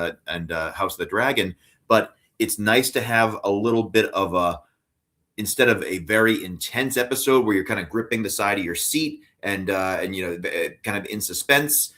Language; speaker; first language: English; native; English